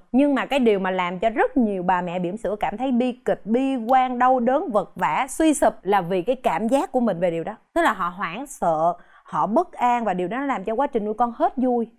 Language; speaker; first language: Vietnamese; native; Vietnamese